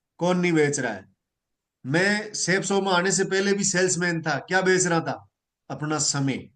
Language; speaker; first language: Hindi; native; Hindi